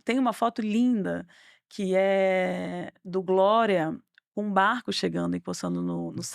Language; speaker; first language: Portuguese; native; Portuguese